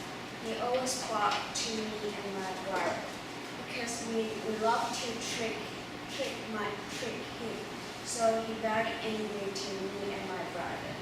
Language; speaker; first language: English; non-native, learner; Chinese